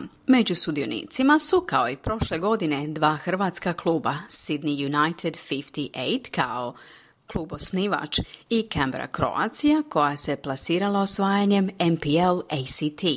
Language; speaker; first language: Croatian; native; Croatian